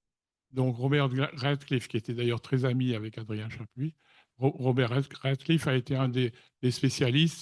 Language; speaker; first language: French; native; French